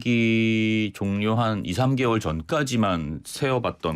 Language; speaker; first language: Korean; native; Korean